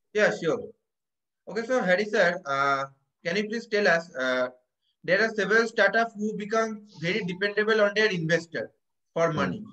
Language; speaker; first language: English; non-native, local second language; Bangla